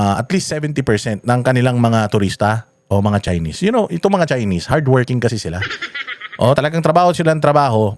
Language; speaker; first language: Filipino; native; Filipino